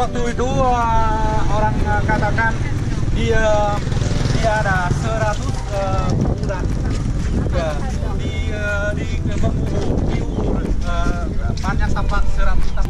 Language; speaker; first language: Indonesian; non-native, learner; Vietnamese